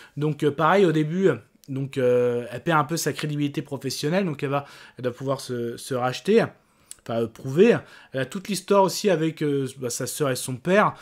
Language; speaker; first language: French; native; French